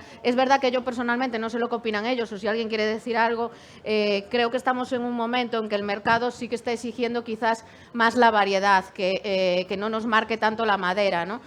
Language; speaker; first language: Spanish; native; Spanish